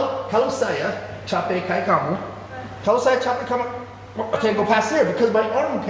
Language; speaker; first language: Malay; non-native, fluent; English